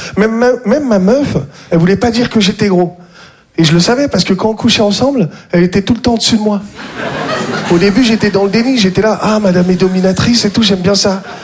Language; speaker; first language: French; native; French